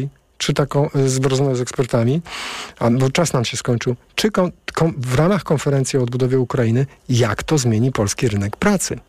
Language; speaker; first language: Polish; native; Polish